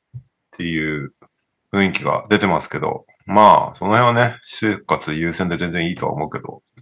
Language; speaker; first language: Japanese; early bilingual, heritage; Japanese